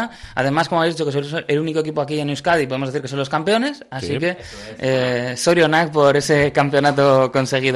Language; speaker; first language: Spanish; native; Spanish